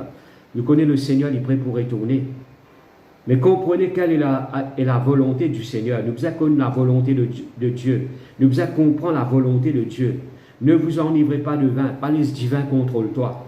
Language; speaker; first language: French; non-native, local second language; Morisyen